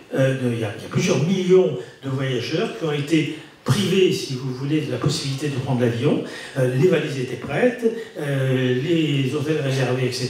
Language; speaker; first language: French; native; French